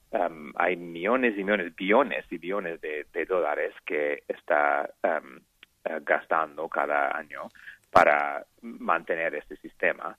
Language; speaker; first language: Spanish; non-native, learner; English